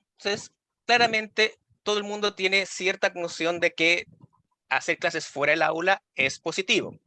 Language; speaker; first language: Spanish; native; Spanish